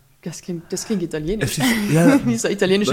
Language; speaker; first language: German; native; German